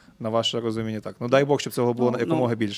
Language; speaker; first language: Ukrainian; native; Ukrainian